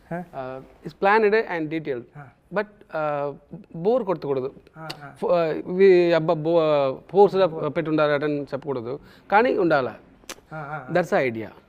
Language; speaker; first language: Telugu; non-native, local second language; Tamil